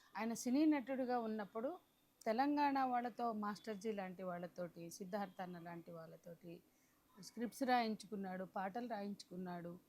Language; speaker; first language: Telugu; native; Telugu